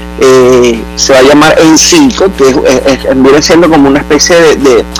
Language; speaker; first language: Spanish; native; Spanish